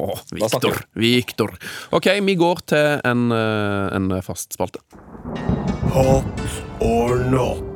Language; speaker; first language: Norwegian; native; Norwegian